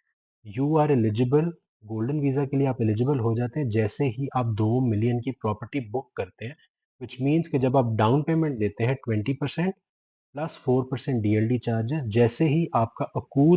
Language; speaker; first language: Hindi; non-native, local second language; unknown